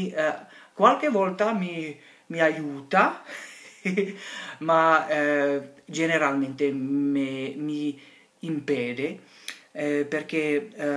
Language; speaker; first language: Italian; non-native, learner; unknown